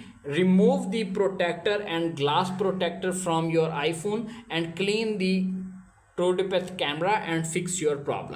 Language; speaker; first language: English; non-native, local second language; Urdu